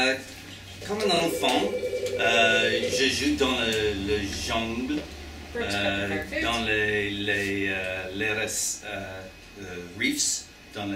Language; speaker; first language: French; non-native, learner; English